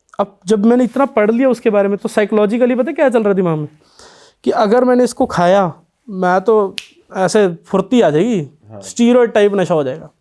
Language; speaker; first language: Hindi; non-native, local second language; Punjabi